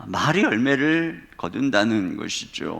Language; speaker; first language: Korean; native; Korean